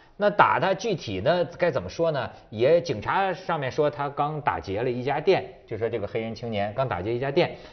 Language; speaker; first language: Chinese; native; Chinese